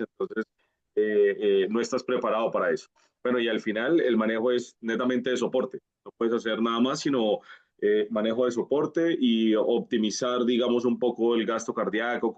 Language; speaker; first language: Spanish; native; Spanish